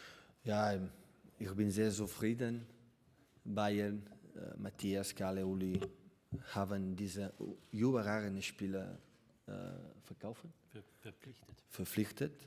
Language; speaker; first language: German; non-native, learner; Catalan